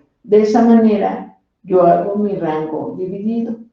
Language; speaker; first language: Spanish; native; Spanish